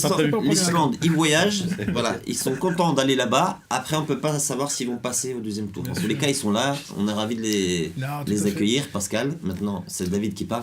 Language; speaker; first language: French; native; French